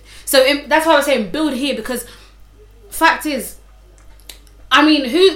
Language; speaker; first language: English; native; English